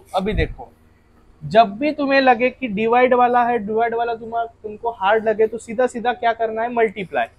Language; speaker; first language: Hindi; non-native, local second language; Marathi